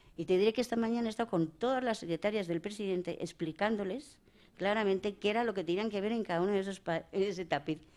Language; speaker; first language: Spanish; native; Spanish